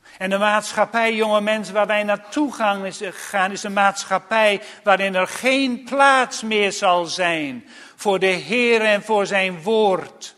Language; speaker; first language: Dutch; native; Dutch